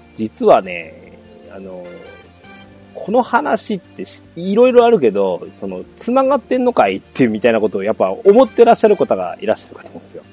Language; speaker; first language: Japanese; native; Japanese